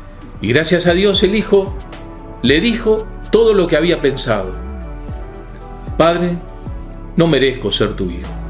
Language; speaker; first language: Spanish; native; Spanish